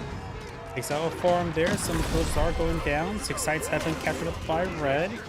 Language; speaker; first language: English; native; English